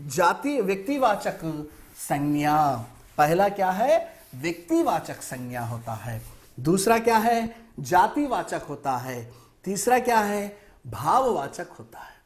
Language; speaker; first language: Hindi; non-native, local second language; Telugu